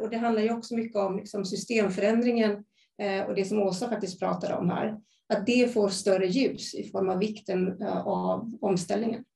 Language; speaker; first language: Swedish; native; Swedish